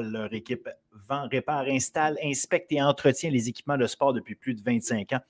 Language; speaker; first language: French; native; French